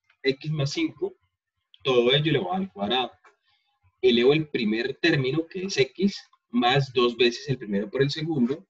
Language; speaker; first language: Spanish; native; Spanish